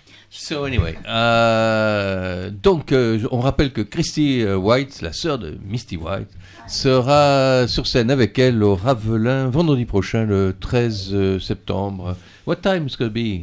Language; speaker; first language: French; native; French